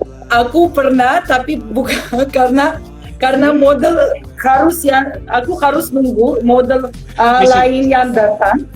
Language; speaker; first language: Indonesian; non-native, fluent; Russian